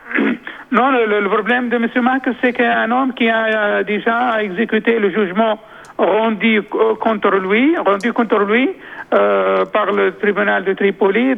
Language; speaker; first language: French; non-native, local second language; Arabic